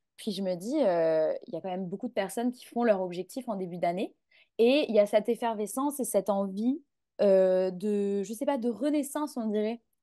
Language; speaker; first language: French; native; French